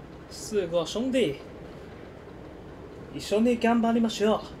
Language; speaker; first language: Japanese; non-native, learner; Chinese